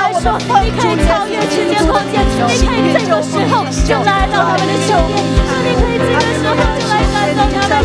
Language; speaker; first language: Chinese; native; Chinese